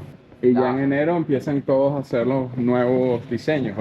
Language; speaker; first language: Spanish; native; Spanish